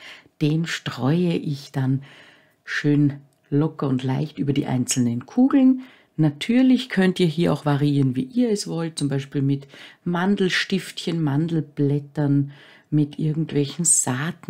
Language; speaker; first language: German; native; German